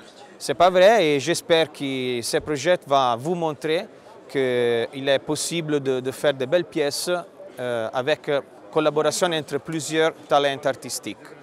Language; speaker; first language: French; non-native, fluent; Italian